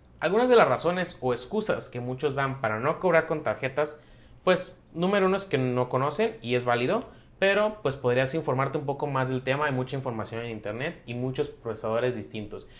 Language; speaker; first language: Spanish; native; Spanish